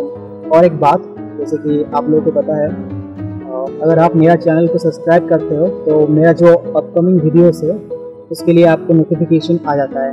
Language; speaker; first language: Hindi; non-native, local second language; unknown